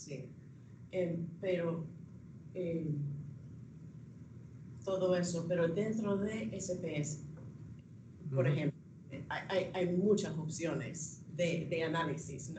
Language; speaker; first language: Spanish; non-native, fluent; English